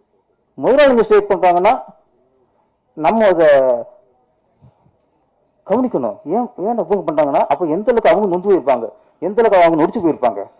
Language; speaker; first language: Tamil; native; Tamil